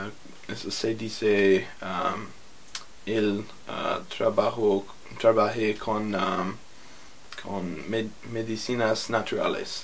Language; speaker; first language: Spanish; non-native, learner; English